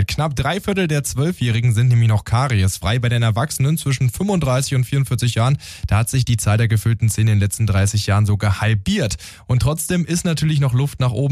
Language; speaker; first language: German; native; German